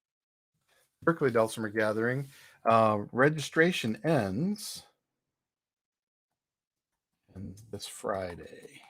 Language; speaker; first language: English; native; English